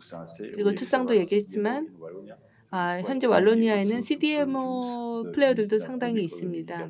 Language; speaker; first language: Korean; native; Korean